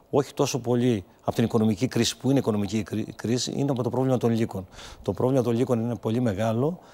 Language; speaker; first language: Greek; native; Greek